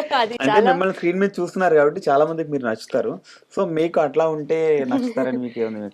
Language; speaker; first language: Telugu; native; Telugu